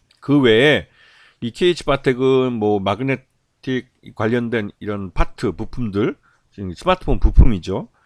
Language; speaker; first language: Korean; native; Korean